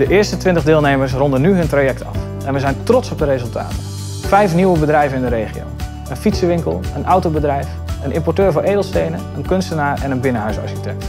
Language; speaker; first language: Dutch; native; Dutch